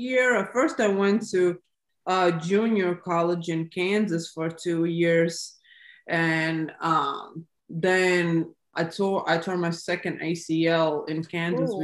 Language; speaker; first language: English; non-native, fluent; Latvian